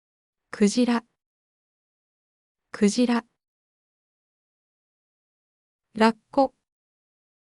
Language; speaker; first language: Japanese; native; Japanese